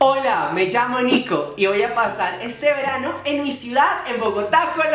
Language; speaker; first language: Spanish; native; Spanish